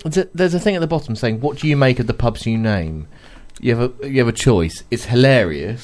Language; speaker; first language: English; native; English